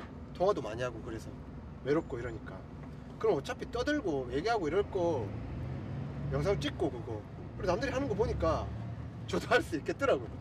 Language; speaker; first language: Korean; native; Korean